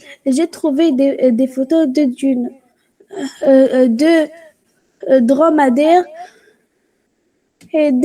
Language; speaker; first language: French; non-native, local second language; Arabic